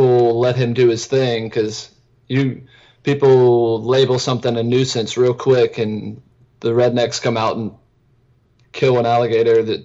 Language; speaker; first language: English; native; English